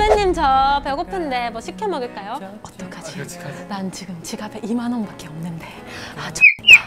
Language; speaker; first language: Korean; non-native, fluent; Japanese